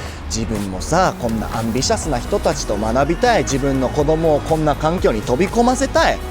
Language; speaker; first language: Japanese; native; Japanese